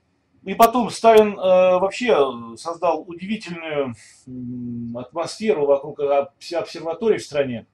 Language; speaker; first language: Russian; native; Russian